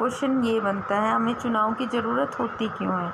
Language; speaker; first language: Hindi; native; Hindi